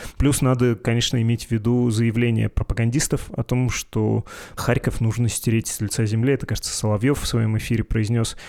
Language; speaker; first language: Russian; native; Russian